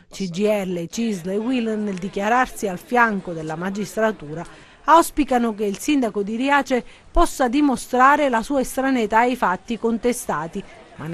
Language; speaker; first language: Italian; native; Italian